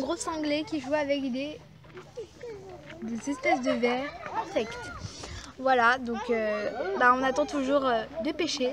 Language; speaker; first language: French; native; French